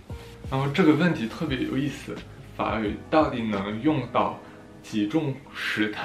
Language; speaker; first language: Chinese; non-native, fluent; French